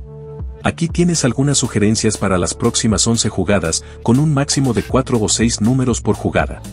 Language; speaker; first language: Spanish; native; Spanish